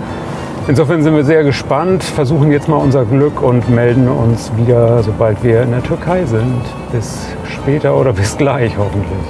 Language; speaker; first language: German; native; German